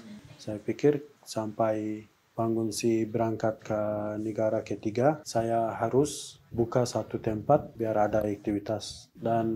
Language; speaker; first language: Indonesian; non-native, learner; Persian